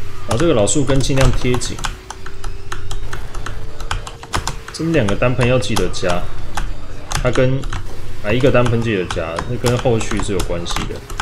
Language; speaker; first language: Chinese; native; Chinese